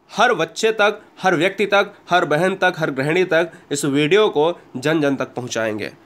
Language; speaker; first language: Hindi; native; Hindi